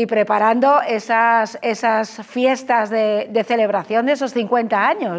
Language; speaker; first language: Spanish; native; Spanish